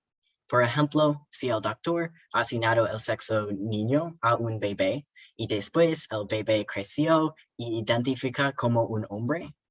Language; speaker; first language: Spanish; non-native, learner; English